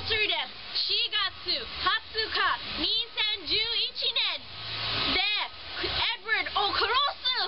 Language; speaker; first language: Japanese; non-native, learner; English